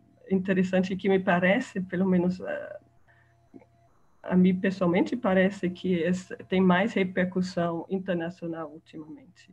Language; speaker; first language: Portuguese; non-native, fluent; German